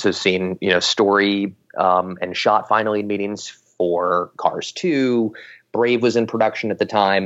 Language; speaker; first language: English; native; English